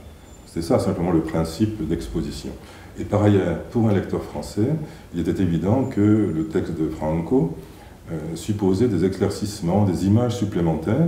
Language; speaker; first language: French; native; French